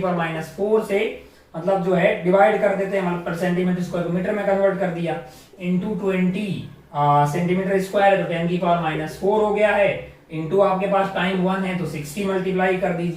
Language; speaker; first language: Hindi; native; Hindi